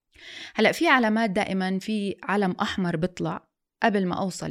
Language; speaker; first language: Arabic; native; Arabic